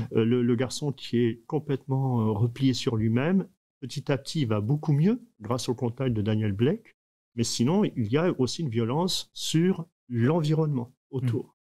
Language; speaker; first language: French; native; French